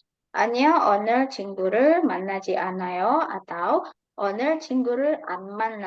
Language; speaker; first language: Korean; non-native, fluent; Indonesian